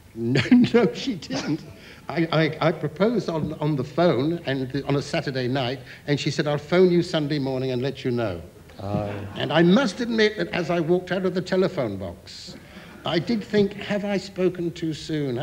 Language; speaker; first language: English; native; English